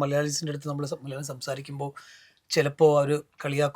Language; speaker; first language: Malayalam; early bilingual, heritage; Malayalam